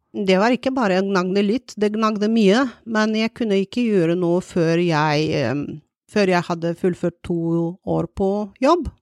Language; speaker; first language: Norwegian; non-native, fluent; Bulgarian